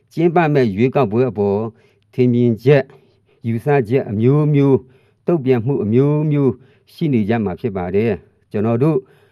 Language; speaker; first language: Burmese; non-native, local second language; Mon